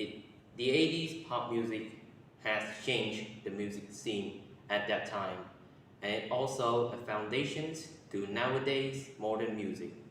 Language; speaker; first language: English; non-native, learner; Vietnamese